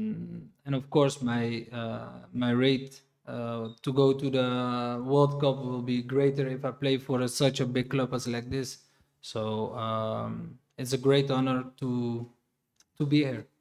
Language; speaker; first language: English; non-native, fluent; Dutch